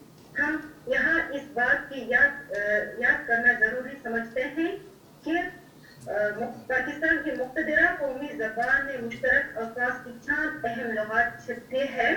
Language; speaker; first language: Hindi; non-native, fluent; Uzbek